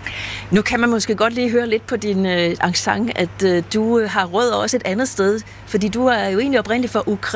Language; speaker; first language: Danish; native; Danish